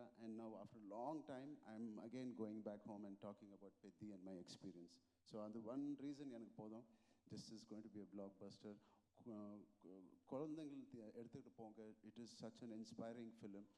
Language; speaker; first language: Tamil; non-native, local second language; Telugu